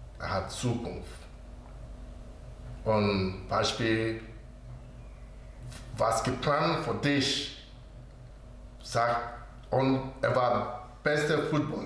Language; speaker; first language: German; non-native, learner; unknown